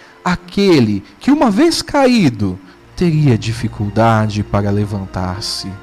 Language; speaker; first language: Portuguese; native; Portuguese